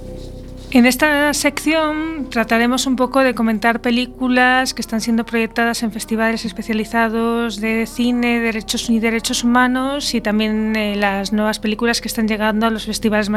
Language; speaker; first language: Spanish; native; Spanish